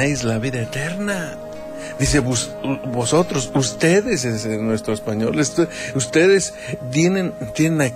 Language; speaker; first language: Spanish; native; Spanish